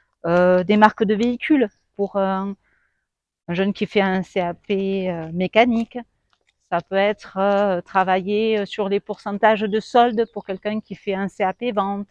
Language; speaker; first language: French; native; French